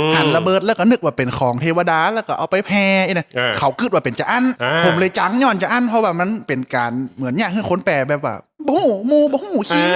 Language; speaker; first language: Thai; native; Thai